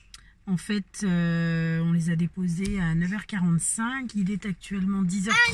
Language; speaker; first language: French; native; French